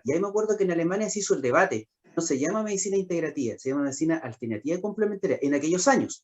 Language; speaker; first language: Spanish; native; Spanish